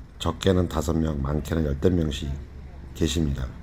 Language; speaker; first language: Korean; native; Korean